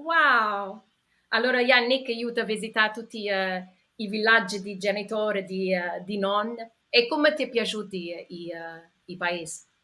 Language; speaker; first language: Italian; early bilingual, heritage; English